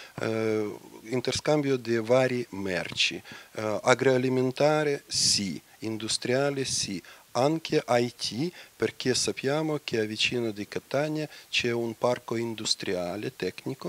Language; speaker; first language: Italian; non-native, fluent; Ukrainian